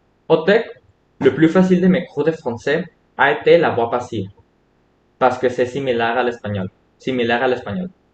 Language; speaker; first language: French; non-native, fluent; Spanish